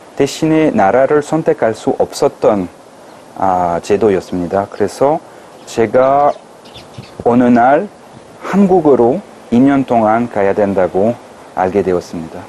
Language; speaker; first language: Korean; non-native, fluent; French